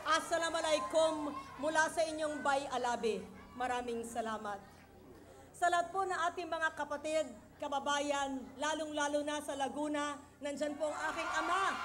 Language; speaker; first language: Filipino; native; Filipino